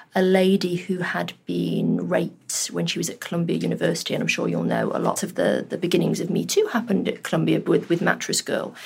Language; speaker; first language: English; early bilingual, other home language; Urdu